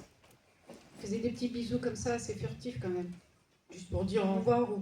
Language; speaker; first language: French; native; French